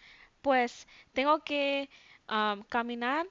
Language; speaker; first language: Spanish; early bilingual, heritage; English